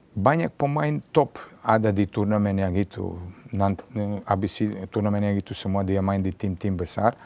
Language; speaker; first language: Indonesian; non-native, fluent; Serbian